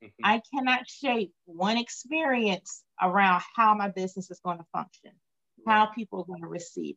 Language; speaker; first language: English; native; English